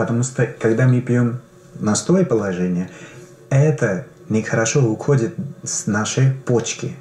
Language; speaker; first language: Russian; non-native, learner; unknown